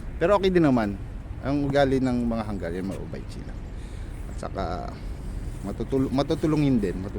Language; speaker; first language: Filipino; native; Filipino